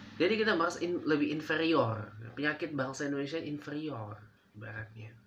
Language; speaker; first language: Indonesian; non-native, fluent; English